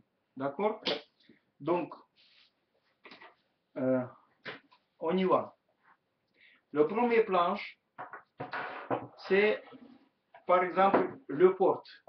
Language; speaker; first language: French; non-native, learner; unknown